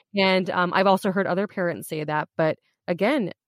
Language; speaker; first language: English; native; English